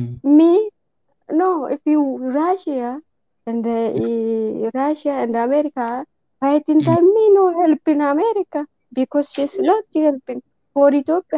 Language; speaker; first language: English; non-native, learner; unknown